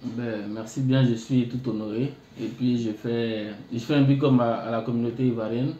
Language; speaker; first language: French; non-native, local second language; Baoulé